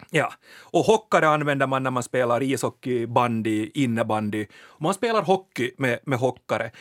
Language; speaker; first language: Swedish; native; Swedish